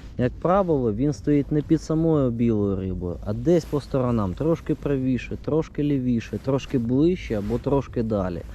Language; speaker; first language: Ukrainian; non-native, local second language; Russian